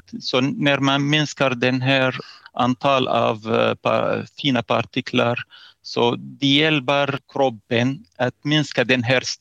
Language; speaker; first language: Swedish; non-native, fluent; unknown